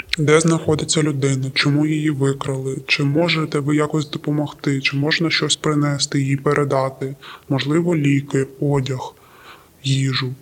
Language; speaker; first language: Ukrainian; native; Ukrainian